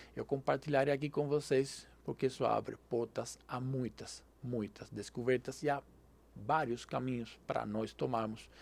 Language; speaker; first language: Portuguese; non-native, fluent; Spanish